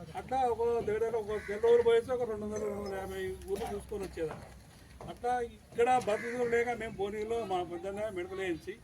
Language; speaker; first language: Telugu; native; Telugu